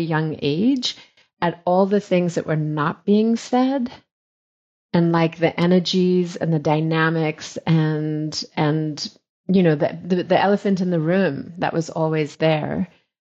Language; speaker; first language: English; native; English